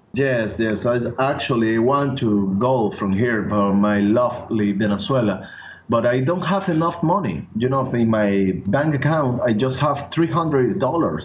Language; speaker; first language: English; non-native, learner; Spanish